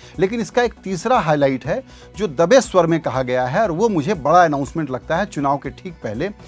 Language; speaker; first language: Hindi; native; Hindi